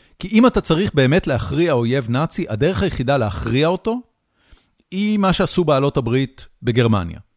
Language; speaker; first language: Hebrew; native; Hebrew